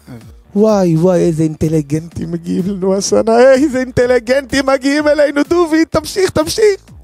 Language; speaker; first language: Hebrew; native; Hebrew